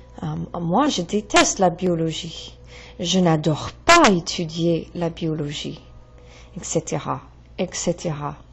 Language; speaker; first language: French; non-native, fluent; English